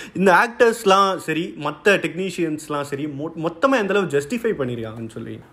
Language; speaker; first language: Tamil; native; Tamil